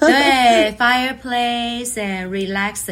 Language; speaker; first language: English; non-native, fluent; Chinese